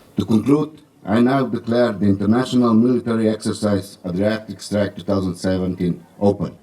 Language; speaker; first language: English; non-native, fluent; Slovenian